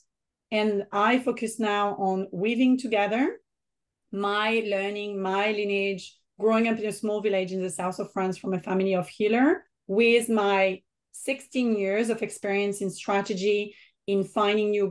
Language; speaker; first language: English; non-native, fluent; French